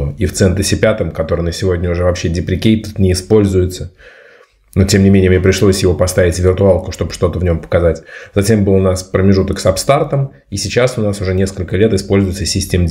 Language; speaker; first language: Russian; native; Russian